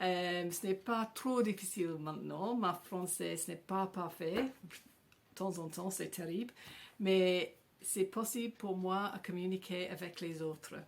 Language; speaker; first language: French; non-native, learner; English